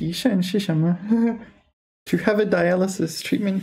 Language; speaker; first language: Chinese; non-native, learner; English